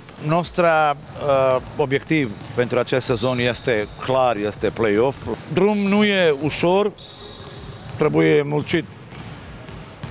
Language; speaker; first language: Romanian; non-native, learner; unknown